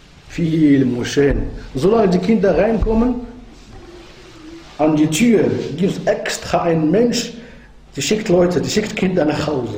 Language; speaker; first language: German; non-native, fluent; Arabic